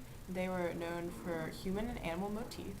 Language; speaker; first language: English; native; English